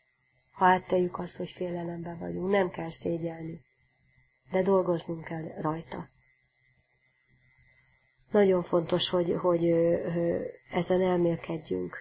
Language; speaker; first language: Hungarian; native; Hungarian